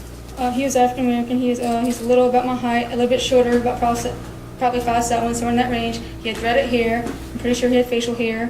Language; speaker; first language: English; native; English